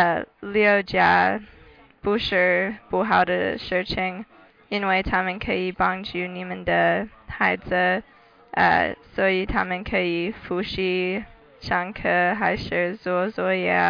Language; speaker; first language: Chinese; non-native, learner; English